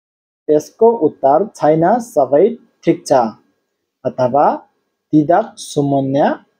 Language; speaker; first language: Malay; non-native, learner; Nepali